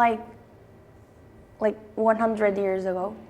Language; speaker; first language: English; non-native, fluent; Korean